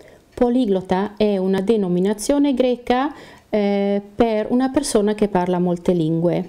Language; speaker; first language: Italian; non-native, fluent; German